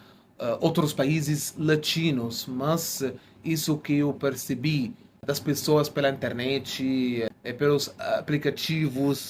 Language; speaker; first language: Portuguese; non-native, fluent; Arabic